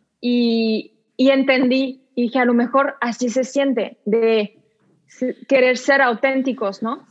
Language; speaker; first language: Spanish; non-native, fluent; French